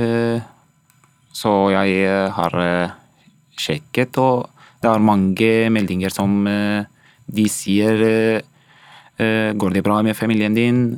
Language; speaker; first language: Norwegian; non-native, learner; Arabic